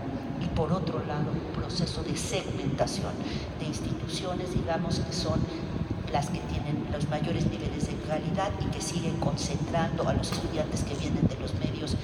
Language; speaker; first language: Spanish; native; Spanish